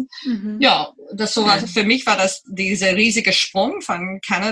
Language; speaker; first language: German; non-native, fluent; English